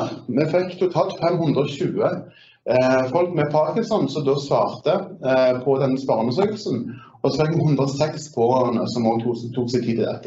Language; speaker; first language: Norwegian; native; Norwegian